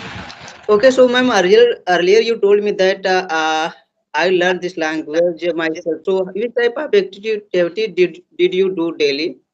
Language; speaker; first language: English; non-native, learner; Hindi